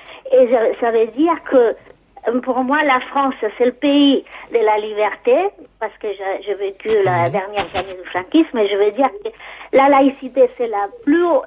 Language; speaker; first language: French; non-native, fluent; Spanish